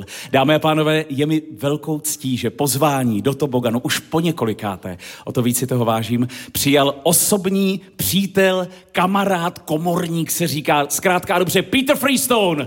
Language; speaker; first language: Czech; native; Czech